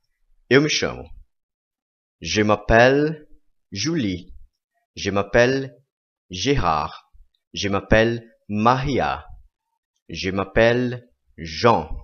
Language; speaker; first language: French; non-native, fluent; Portuguese